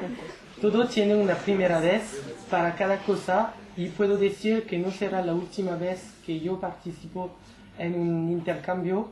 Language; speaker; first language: Spanish; non-native, learner; French